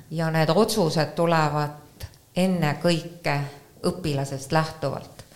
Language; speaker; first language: Estonian; native; Estonian